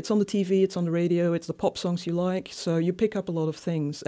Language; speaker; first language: English; non-native, fluent; Dutch